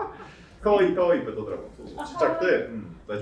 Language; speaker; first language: Japanese; non-native, fluent; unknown